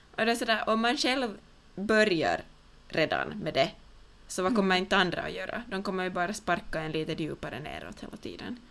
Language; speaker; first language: Swedish; native; Swedish